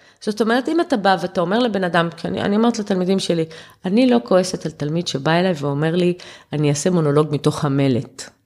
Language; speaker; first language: Hebrew; early bilingual, other home language; German